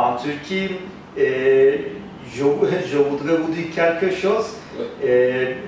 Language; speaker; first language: French; non-native, fluent; Turkish